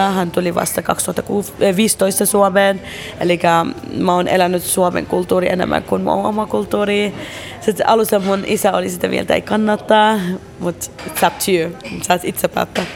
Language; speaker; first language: Finnish; early bilingual, other home language; Arabic